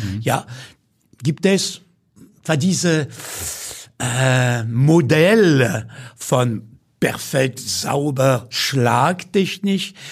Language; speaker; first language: German; non-native, fluent; French